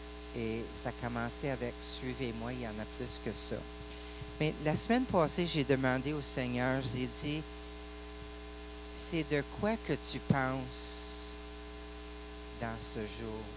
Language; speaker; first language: French; non-native, local second language; English